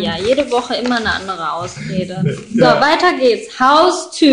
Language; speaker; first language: German; native; German